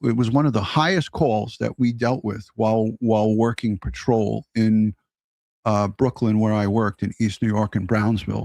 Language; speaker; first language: English; native; English